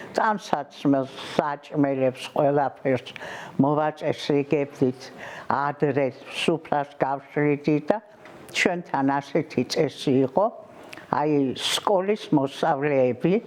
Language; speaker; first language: Georgian; non-native, local second language; Mingrelian